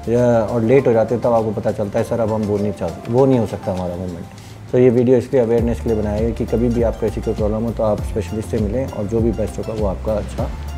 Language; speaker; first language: Hindi; native; Hindi